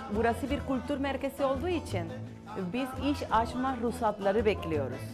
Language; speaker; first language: Turkish; non-native, fluent; Spanish